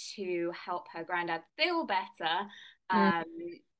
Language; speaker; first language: English; native; English